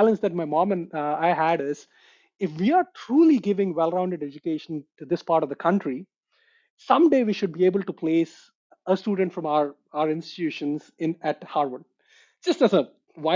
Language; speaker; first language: English; non-native, local second language; Telugu